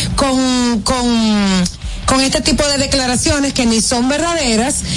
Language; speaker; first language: Spanish; native; Spanish